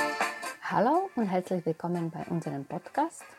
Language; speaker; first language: German; non-native, fluent; Slovak